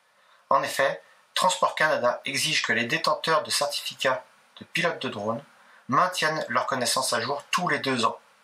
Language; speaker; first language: French; native; French